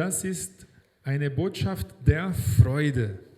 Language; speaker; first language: German; non-native, fluent; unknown